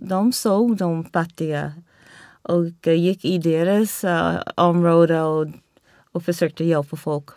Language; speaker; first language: Swedish; non-native, fluent; English